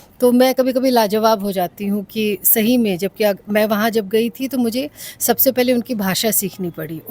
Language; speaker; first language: Hindi; native; Hindi